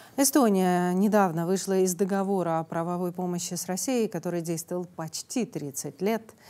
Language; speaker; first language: Russian; native; Russian